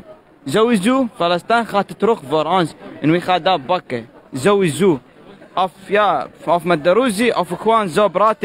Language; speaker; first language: Dutch; non-native, learner; Arabic